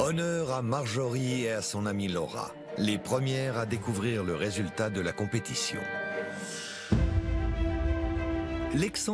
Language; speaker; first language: French; native; French